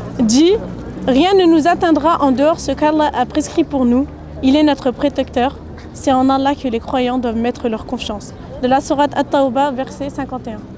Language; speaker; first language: French; early bilingual, other home language; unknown